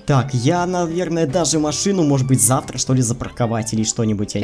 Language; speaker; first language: Russian; native; Russian